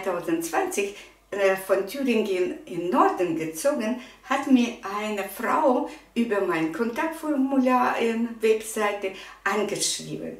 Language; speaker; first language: German; non-native, fluent; Russian